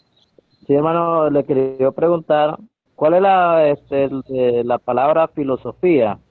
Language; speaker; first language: Spanish; native; Spanish